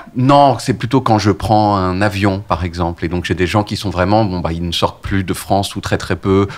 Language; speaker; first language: French; native; French